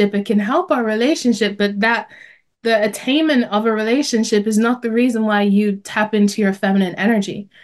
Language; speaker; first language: English; native; English